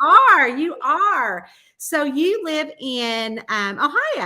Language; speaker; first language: English; native; English